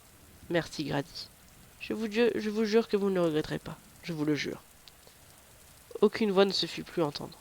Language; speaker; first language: French; native; French